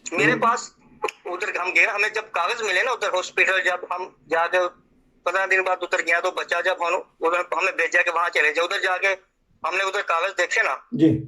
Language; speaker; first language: Hindi; non-native, local second language; Punjabi